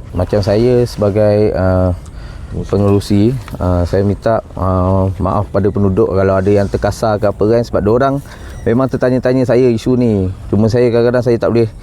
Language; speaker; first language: Malay; native; Malay